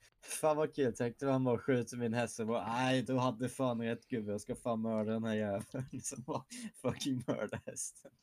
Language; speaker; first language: Swedish; non-native, fluent; German